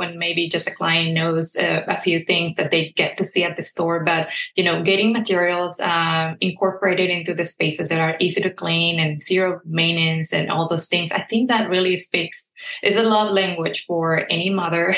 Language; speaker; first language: English; non-native, fluent; Spanish